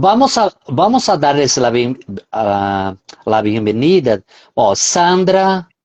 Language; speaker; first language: Spanish; non-native, fluent; Portuguese